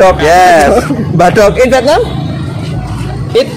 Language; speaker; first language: English; non-native, learner; Javanese